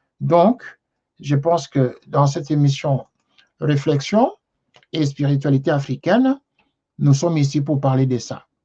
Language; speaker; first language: French; non-native, local second language; Lingala